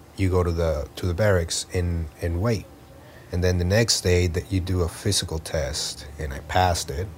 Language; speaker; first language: English; early bilingual, other home language; Spanish